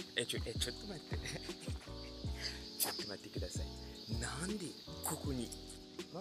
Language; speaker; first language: Japanese; non-native, fluent; French